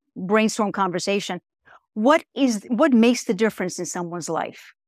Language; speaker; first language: English; native; English